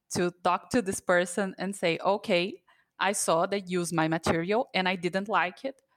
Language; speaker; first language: English; non-native, fluent; Portuguese